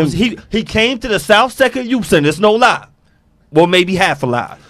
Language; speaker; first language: English; native; English